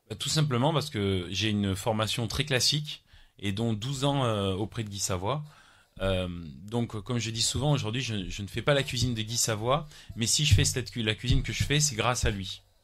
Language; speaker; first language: French; native; French